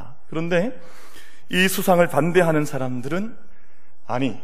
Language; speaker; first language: Korean; native; Korean